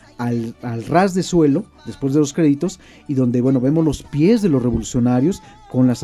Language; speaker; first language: Spanish; native; Spanish